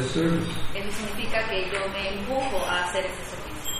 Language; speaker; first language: Spanish; native; Spanish